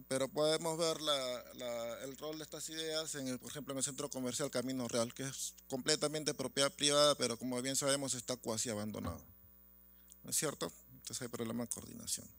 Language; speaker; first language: Spanish; native; Spanish